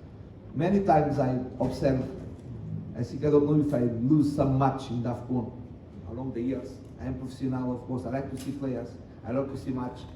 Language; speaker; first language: English; non-native, learner; Portuguese